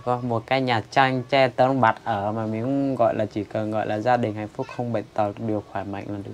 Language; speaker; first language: Vietnamese; non-native, local second language; Iu Mien